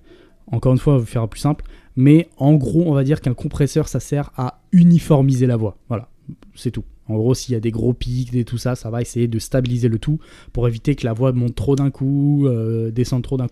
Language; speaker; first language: French; native; French